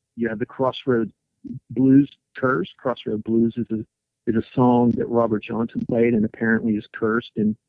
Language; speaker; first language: English; native; English